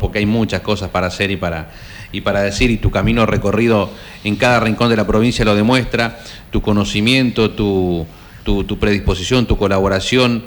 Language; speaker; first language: Spanish; native; Spanish